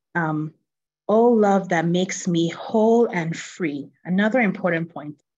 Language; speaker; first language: English; non-native, local second language; Yoruba